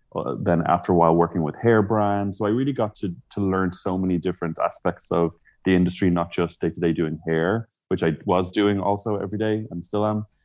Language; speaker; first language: English; native; English